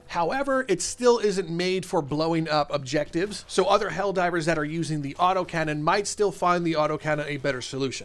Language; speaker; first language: English; native; English